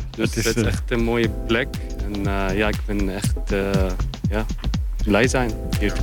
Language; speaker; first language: Dutch; non-native, learner; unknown